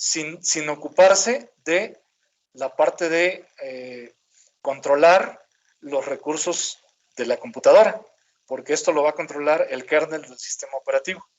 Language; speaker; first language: Spanish; native; Spanish